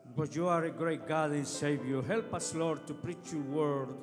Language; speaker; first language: English; non-native, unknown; Spanish